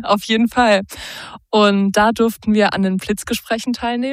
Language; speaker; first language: German; native; German